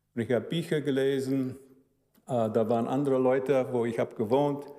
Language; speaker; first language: German; early bilingual, heritage; German